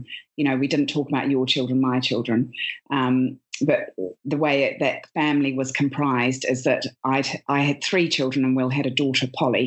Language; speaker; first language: English; native; English